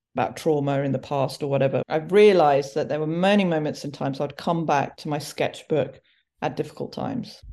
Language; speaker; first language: English; early bilingual, other home language; Hindi